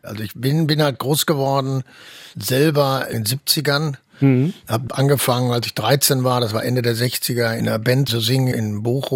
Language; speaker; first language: German; native; German